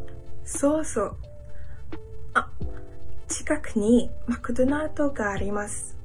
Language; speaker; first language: Japanese; non-native, learner; Malay